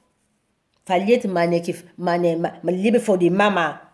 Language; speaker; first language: German; non-native, learner; Lingala